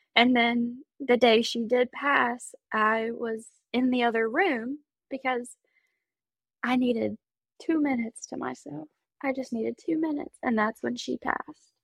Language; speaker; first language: English; native; English